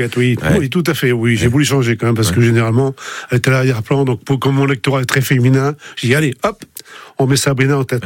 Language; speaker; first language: French; native; French